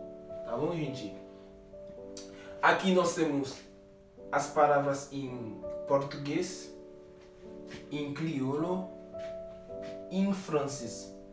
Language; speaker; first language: Portuguese; non-native, fluent; Haitian Creole